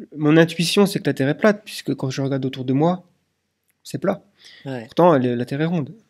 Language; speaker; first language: French; native; French